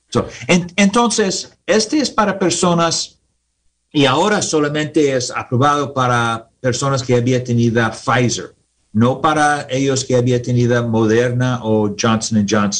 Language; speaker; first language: Spanish; non-native, learner; English